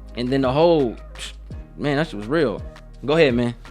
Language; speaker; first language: English; native; English